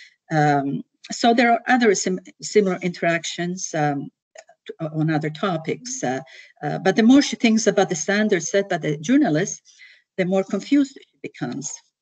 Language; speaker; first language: English; early bilingual, other home language; Italian